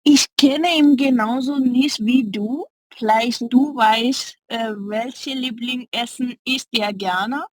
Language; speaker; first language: German; non-native, learner; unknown